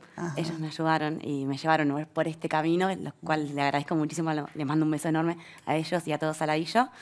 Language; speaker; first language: Spanish; native; Spanish